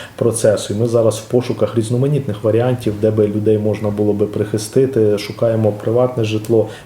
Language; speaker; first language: Ukrainian; native; Ukrainian